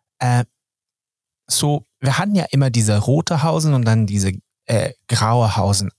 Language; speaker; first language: German; non-native, fluent; Swedish